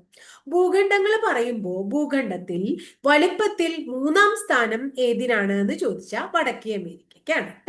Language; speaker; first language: Malayalam; native; Malayalam